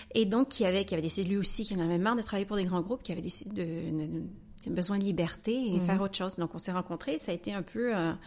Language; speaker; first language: French; native; French